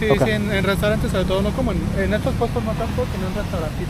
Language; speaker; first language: Spanish; native; Spanish